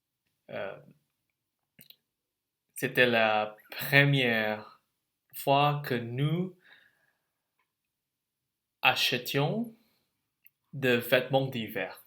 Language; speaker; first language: French; non-native, learner; Indonesian